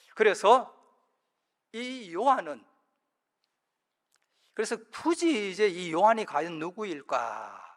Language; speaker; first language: Korean; native; Korean